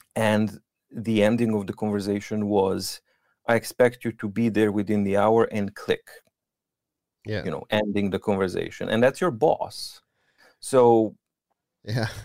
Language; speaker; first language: English; non-native, fluent; Serbian